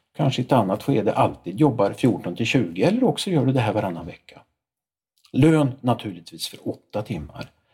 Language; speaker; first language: Swedish; native; Swedish